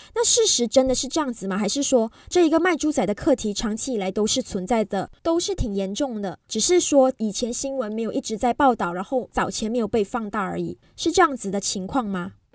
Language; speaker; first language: Chinese; native; Chinese